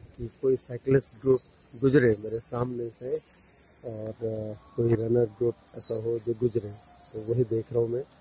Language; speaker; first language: Hindi; native; Hindi